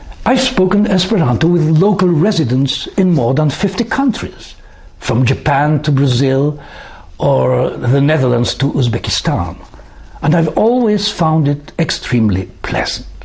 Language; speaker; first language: English; non-native, fluent; French